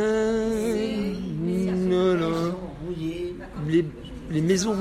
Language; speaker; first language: French; native; French